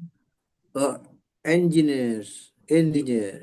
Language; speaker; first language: English; non-native, learner; Indonesian